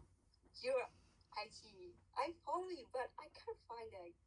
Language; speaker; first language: English; non-native, learner; Burmese